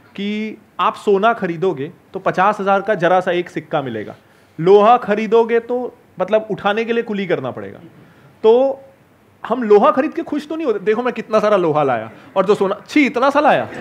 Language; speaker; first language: Hindi; native; Hindi